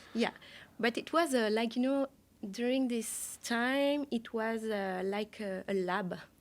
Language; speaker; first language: English; non-native, learner; French